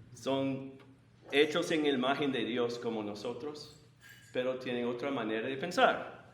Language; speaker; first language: Spanish; non-native, fluent; English